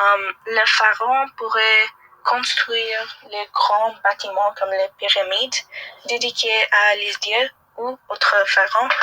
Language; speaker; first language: French; non-native, learner; English